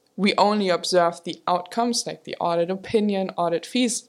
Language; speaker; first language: English; non-native, fluent; German